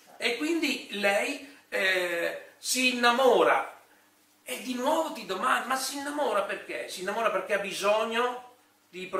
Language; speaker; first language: Italian; native; Italian